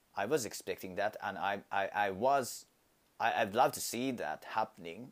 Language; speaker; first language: English; non-native, learner; Japanese